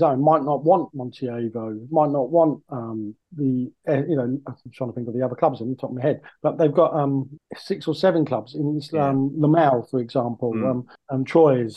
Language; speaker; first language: English; native; English